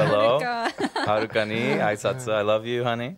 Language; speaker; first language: English; non-native, fluent; Spanish